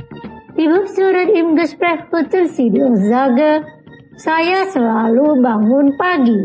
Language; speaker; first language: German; non-native, learner; Indonesian